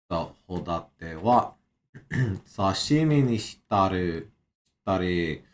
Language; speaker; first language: Japanese; non-native, learner; English